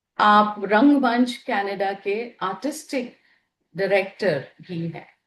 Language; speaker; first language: Hindi; native; Hindi